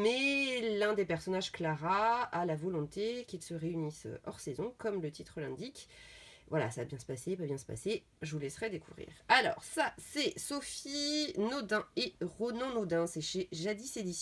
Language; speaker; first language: French; native; French